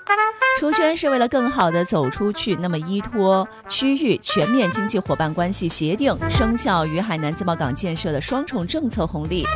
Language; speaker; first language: Chinese; native; Chinese